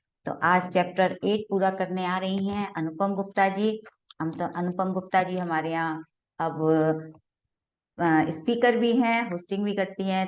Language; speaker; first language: Hindi; native; Hindi